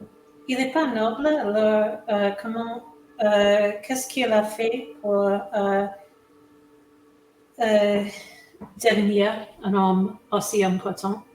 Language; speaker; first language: French; non-native, fluent; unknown